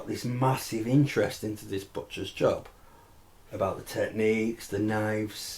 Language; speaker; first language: English; native; English